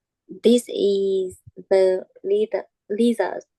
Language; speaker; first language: English; non-native, learner; Vietnamese